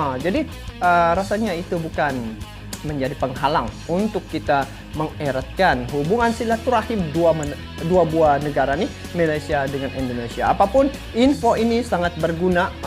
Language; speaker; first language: Malay; native; Malay